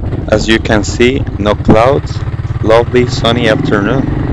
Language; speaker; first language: English; non-native, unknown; Spanish